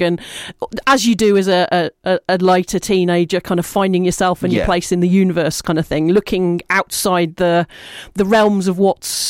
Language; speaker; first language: English; native; English